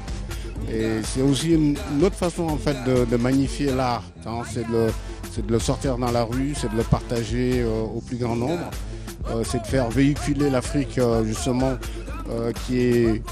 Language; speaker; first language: French; non-native, local second language; Wolof